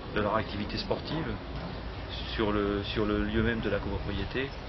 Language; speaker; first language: French; native; French